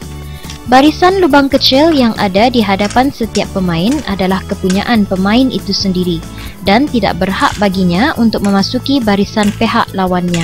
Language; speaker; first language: Malay; native; Malay